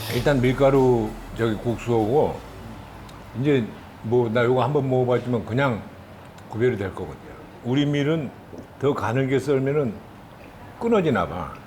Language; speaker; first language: Korean; native; Korean